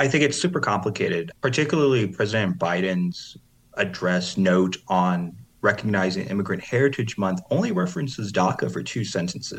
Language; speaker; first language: English; native; English